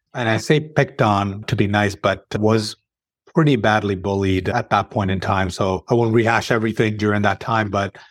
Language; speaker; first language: English; early bilingual, other home language; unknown